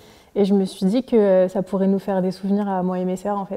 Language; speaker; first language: French; early bilingual, other home language; Arabic